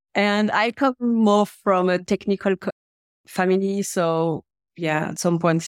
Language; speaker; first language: English; non-native, fluent; French